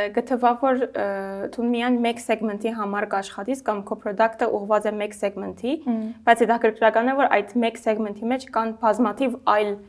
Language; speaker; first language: Armenian; native; Armenian